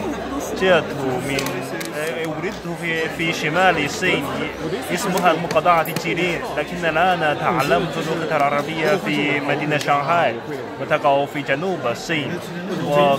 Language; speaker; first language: Arabic; non-native, learner; Chinese